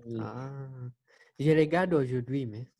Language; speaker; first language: French; non-native, learner; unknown